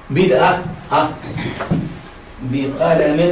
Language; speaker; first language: Arabic; native; Arabic